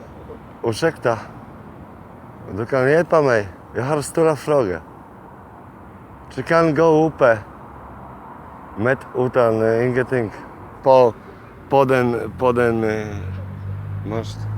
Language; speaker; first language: Swedish; non-native, learner; Polish